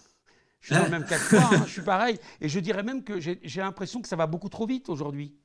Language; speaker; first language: French; native; French